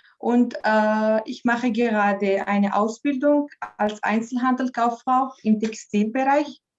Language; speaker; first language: German; non-native, fluent; Arabic